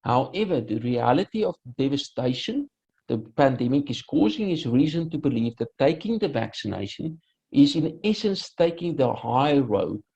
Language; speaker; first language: English; non-native, local second language; Afrikaans